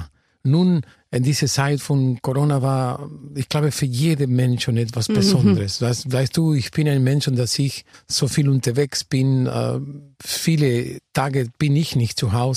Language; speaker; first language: German; non-native, fluent; Spanish